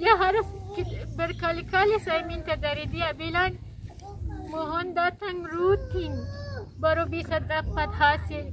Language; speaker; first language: Indonesian; non-native, learner; Persian